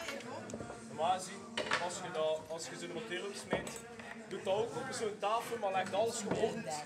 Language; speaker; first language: Dutch; native; Dutch